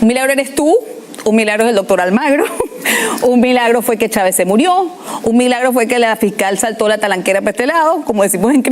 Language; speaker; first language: Spanish; native; Spanish